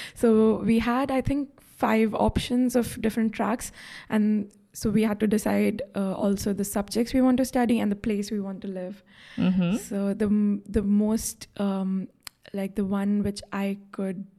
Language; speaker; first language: English; non-native, local second language; Hindi